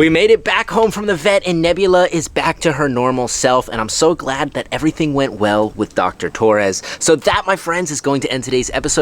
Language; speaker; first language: English; native; English